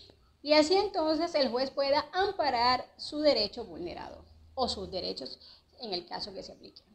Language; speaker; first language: Spanish; native; Spanish